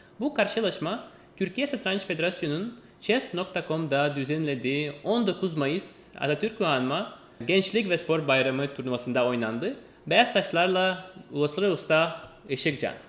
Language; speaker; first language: Turkish; non-native, fluent; Russian